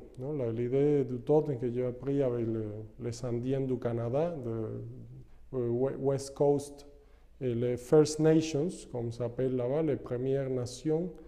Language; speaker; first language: French; non-native, fluent; Spanish